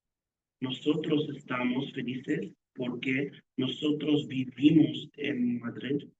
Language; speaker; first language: Spanish; non-native, learner; English